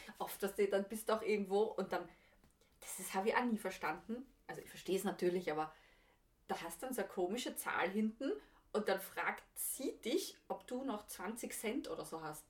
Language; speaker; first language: German; native; German